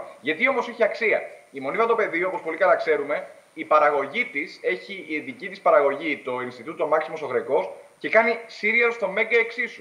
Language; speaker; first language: Greek; native; Greek